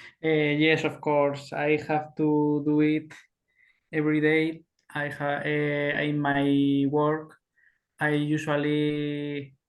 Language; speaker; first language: English; non-native, learner; Spanish